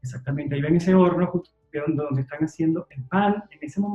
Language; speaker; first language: Spanish; native; Spanish